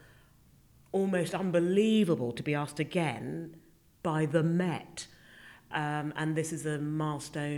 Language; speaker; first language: English; native; English